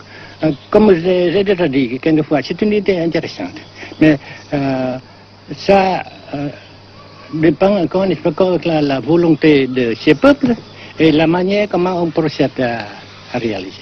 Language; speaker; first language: French; non-native, local second language; Vietnamese